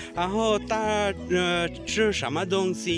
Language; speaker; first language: Chinese; non-native, learner; Pashto